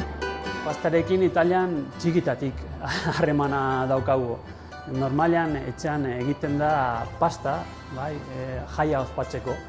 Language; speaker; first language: Basque; non-native, learner; Italian